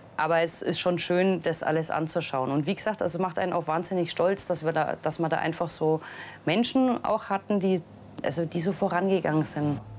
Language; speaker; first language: German; native; German